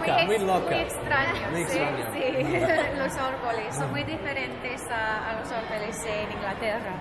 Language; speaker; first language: Spanish; non-native, fluent; English